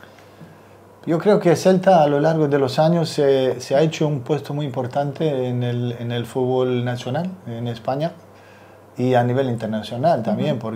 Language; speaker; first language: Spanish; non-native, fluent; Serbian